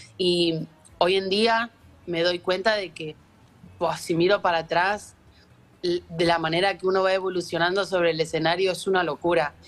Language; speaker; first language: Spanish; native; Spanish